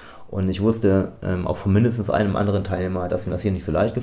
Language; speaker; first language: German; native; German